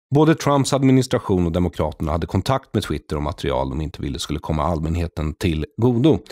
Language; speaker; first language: Swedish; native; Swedish